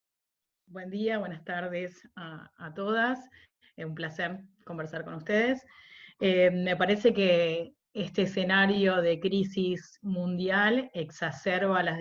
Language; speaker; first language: Spanish; native; Spanish